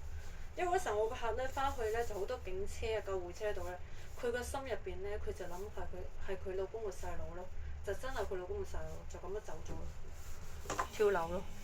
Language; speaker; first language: Cantonese; native; Cantonese